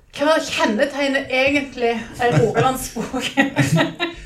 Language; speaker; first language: Norwegian; native; Norwegian